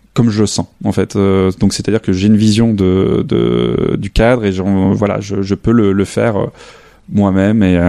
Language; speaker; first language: French; native; French